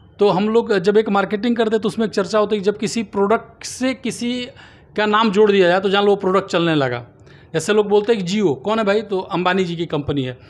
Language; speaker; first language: Hindi; native; Hindi